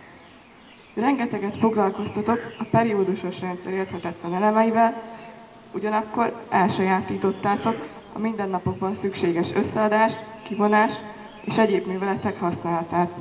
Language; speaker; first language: Hungarian; native; Hungarian